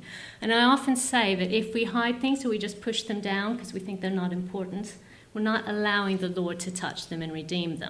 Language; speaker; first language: English; native; English